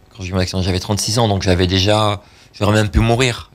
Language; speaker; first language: French; native; French